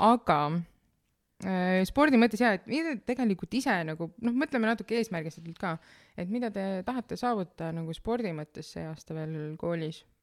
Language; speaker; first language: Estonian; native; Estonian